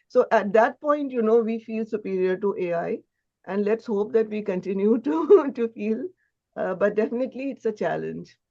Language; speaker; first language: Hindi; native; Hindi